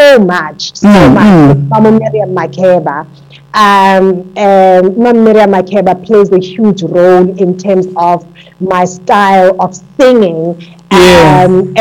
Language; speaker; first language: English; non-native, local second language; Xhosa